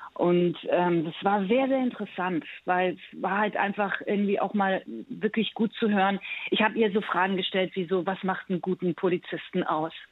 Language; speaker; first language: German; early bilingual, other home language; Persian